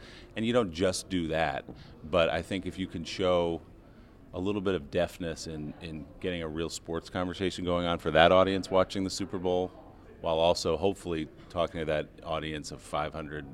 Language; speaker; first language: English; native; English